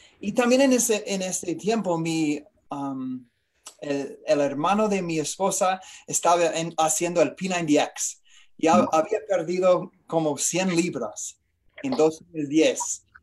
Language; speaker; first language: Spanish; non-native, learner; English